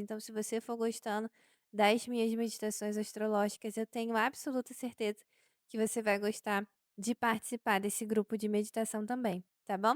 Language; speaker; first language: Portuguese; native; Portuguese